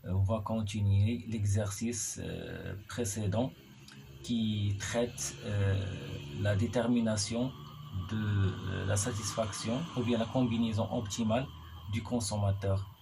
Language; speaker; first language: French; non-native, local second language; Arabic